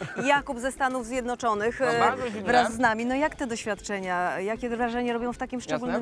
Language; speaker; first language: Polish; native; Polish